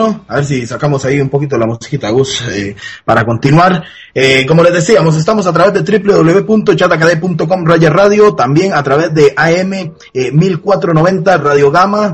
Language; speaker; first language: Spanish; native; Spanish